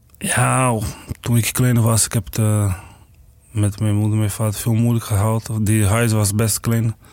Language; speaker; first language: Dutch; non-native, learner; Portuguese